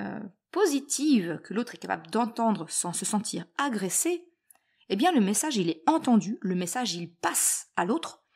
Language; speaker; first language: French; native; French